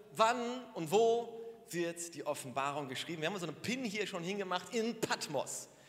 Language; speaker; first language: German; native; German